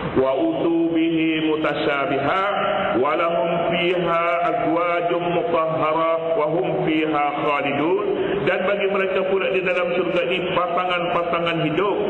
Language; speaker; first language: Malay; native; Malay